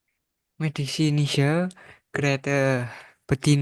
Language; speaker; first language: German; non-native, learner; Indonesian